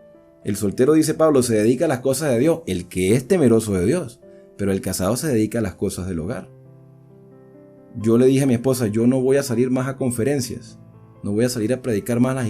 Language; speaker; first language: Spanish; native; Spanish